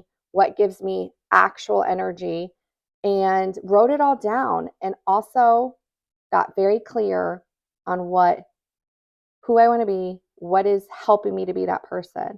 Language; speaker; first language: English; native; English